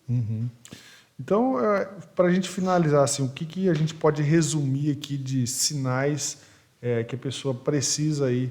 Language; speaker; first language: Portuguese; native; Portuguese